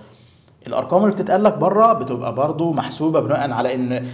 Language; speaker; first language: Arabic; native; Arabic